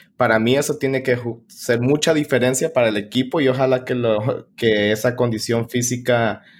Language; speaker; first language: Spanish; native; Spanish